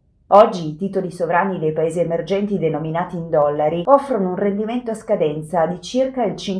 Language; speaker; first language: Italian; native; Italian